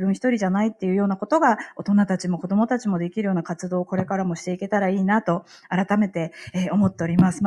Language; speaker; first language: Japanese; native; Japanese